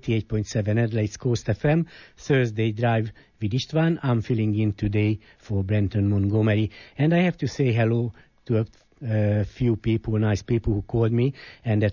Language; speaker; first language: English; non-native, fluent; Hungarian